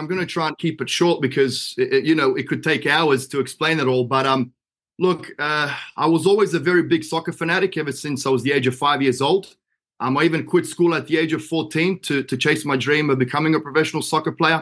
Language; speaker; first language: English; native; English